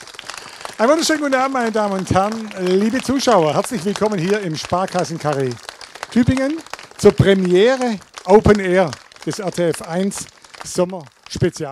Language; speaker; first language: German; native; German